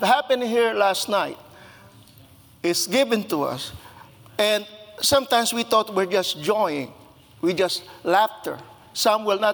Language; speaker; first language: English; non-native, local second language; Filipino